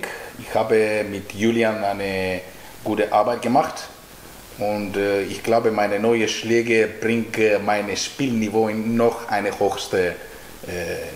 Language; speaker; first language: German; non-native, fluent; Greek